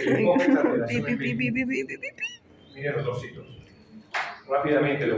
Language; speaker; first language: Spanish; native; Spanish